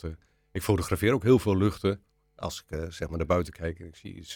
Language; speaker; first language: Dutch; native; Dutch